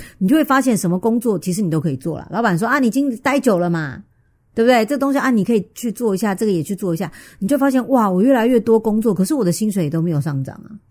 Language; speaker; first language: Chinese; native; Chinese